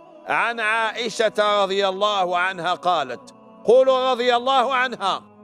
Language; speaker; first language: Arabic; native; Arabic